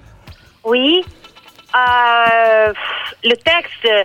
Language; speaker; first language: French; non-native, learner; Italian